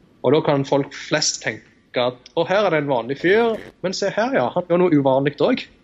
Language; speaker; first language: Norwegian; early bilingual, other home language; Tamil